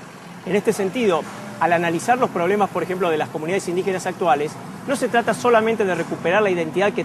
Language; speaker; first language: Spanish; native; Spanish